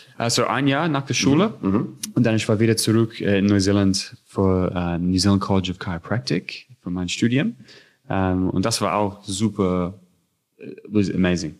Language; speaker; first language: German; non-native, fluent; English